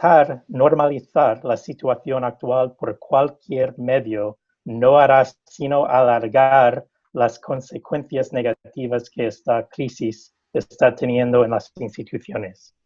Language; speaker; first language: Spanish; non-native, fluent; English